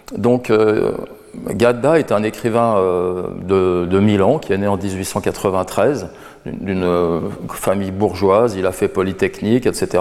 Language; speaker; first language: French; native; French